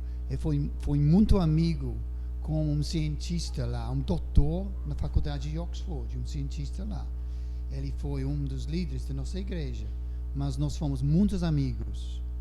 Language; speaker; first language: Portuguese; non-native, fluent; English